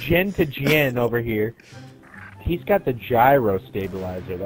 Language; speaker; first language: English; native; English